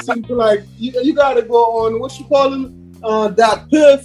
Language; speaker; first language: English; early bilingual, other home language; French